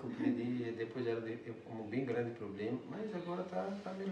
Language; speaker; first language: Portuguese; non-native, learner; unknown